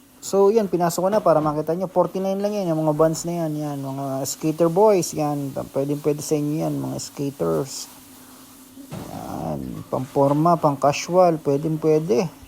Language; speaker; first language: Filipino; native; Filipino